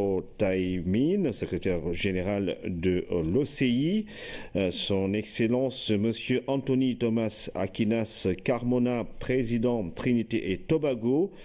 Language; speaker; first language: French; non-native, local second language; Wolof